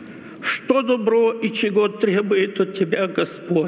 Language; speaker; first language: Russian; non-native, local second language; Romanian